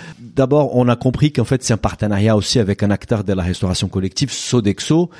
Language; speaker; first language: French; non-native, fluent; Portuguese